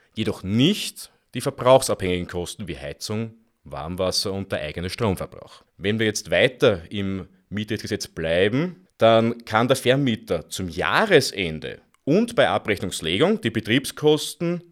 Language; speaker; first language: German; native; German